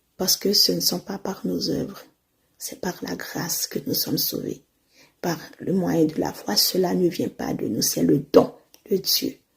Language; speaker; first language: French; non-native, local second language; Haitian Creole